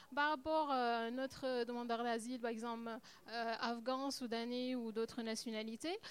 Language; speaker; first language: French; non-native, fluent; Arabic